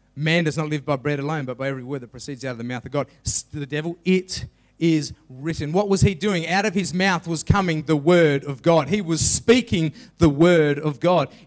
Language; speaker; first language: English; native; English